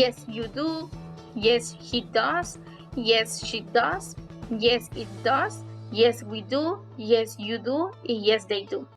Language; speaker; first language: English; non-native, fluent; Spanish